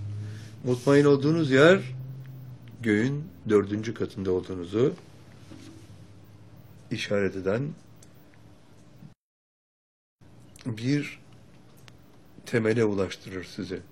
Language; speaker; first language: Turkish; native; Turkish